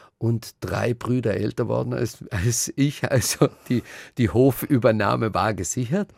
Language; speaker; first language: German; native; German